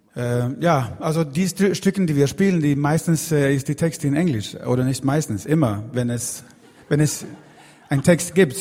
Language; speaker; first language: German; non-native, learner; Swedish